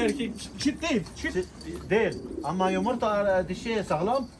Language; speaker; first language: Turkish; non-native, learner; Arabic